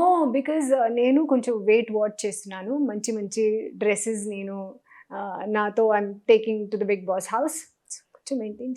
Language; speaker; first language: Telugu; non-native, learner; Hindi